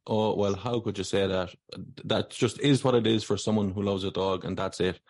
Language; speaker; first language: English; native; English